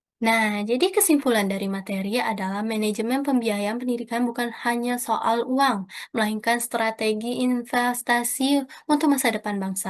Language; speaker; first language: Indonesian; native; Indonesian